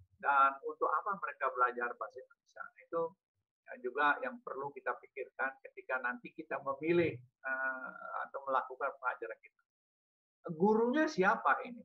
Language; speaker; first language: Indonesian; native; Indonesian